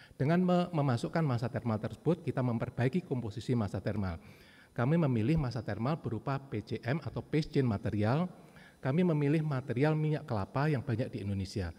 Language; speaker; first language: Indonesian; native; Indonesian